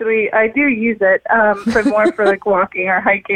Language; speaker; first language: English; early bilingual, other home language; Russian